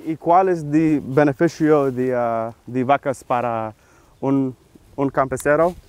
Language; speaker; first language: Spanish; non-native, learner; English